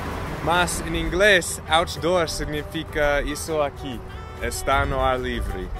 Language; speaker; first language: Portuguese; non-native, fluent; English